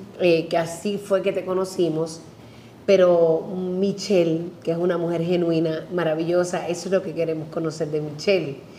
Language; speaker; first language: Spanish; native; Spanish